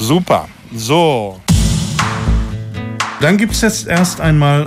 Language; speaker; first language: German; native; German